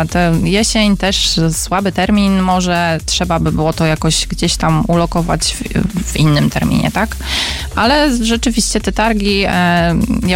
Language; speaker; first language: Polish; native; Polish